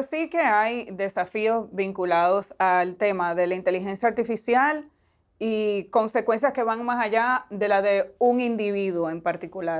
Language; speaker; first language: Spanish; native; Spanish